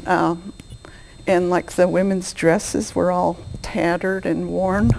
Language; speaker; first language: English; native; English